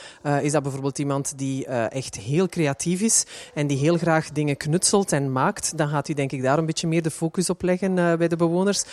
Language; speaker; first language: Dutch; native; Dutch